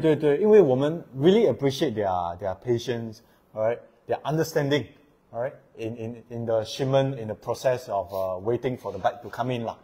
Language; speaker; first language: English; non-native, local second language; Chinese